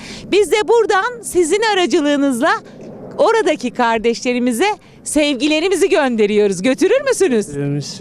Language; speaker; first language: Turkish; native; Turkish